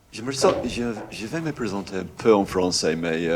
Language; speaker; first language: French; non-native, learner; English